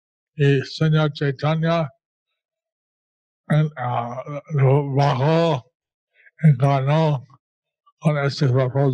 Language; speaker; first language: Spanish; non-native, learner; English